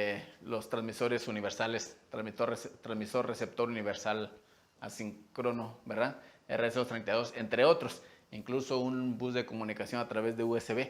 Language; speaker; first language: Spanish; native; Spanish